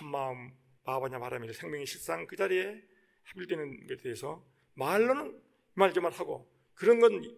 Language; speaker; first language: Korean; native; Korean